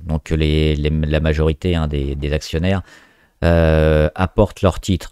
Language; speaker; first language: French; native; French